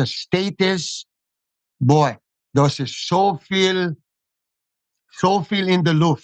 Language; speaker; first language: German; non-native, fluent; English